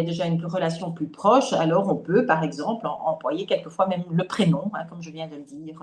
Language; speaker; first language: French; native; French